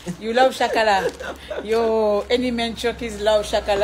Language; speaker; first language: English; non-native, learner; French